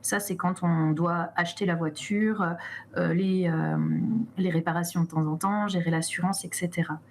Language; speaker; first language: French; native; French